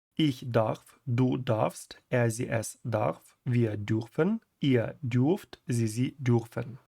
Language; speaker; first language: German; non-native, fluent; Ukrainian